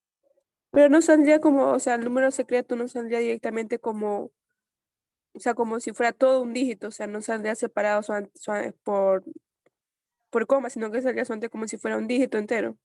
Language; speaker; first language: Spanish; native; Spanish